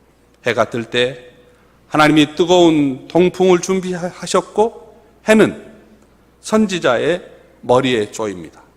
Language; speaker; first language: Korean; native; Korean